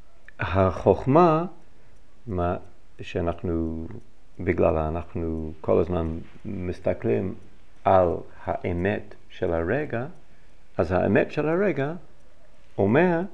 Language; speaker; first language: Hebrew; non-native, fluent; English